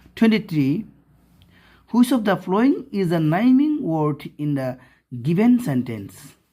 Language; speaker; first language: English; non-native, local second language; Assamese